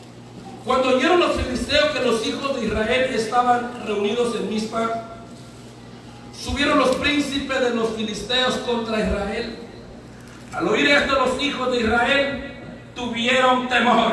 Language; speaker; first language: Spanish; native; Spanish